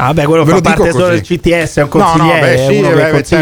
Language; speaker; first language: Italian; native; Italian